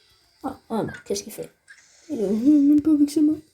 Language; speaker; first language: French; native; French